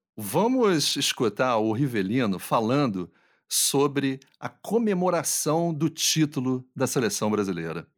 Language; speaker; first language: Portuguese; native; Portuguese